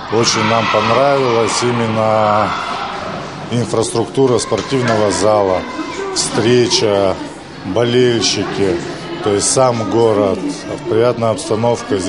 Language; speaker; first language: Russian; native; Russian